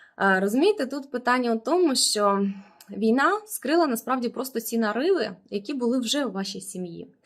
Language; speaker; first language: Ukrainian; non-native, local second language; Russian